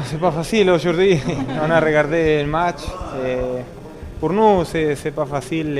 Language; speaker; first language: French; non-native, learner; Spanish